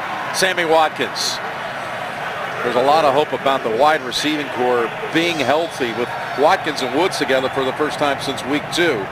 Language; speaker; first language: English; native; English